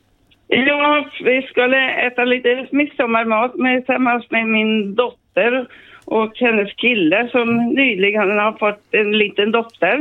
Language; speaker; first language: Swedish; native; Swedish